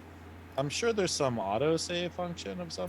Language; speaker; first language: English; native; English